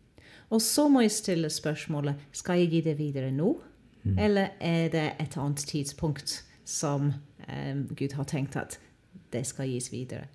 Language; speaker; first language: Norwegian; non-native, fluent; English